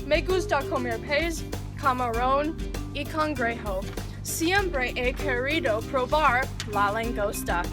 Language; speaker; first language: Spanish; non-native, learner; English